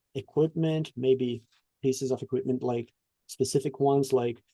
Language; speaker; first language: English; non-native, fluent; Portuguese